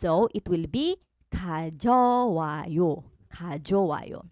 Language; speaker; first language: Korean; non-native, fluent; Filipino